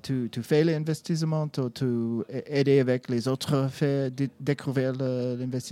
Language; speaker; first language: French; non-native, learner; English